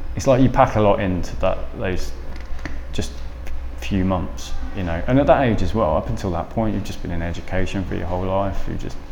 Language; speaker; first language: English; native; English